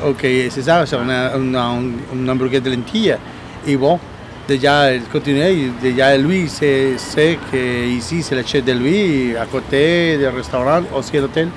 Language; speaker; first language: French; non-native, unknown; Spanish